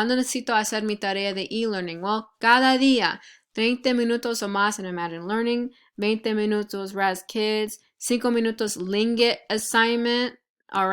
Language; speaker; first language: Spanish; non-native, fluent; English